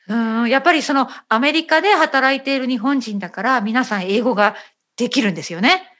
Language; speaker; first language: Japanese; native; Japanese